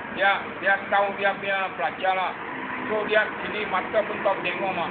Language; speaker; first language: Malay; non-native, local second language; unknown